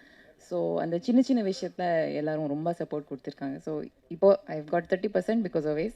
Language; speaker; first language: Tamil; non-native, learner; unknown